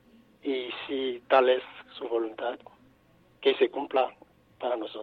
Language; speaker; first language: Spanish; non-native, fluent; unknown